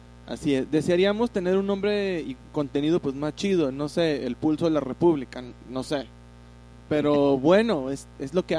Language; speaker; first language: Spanish; native; Spanish